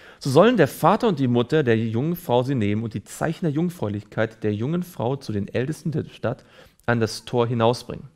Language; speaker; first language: German; native; German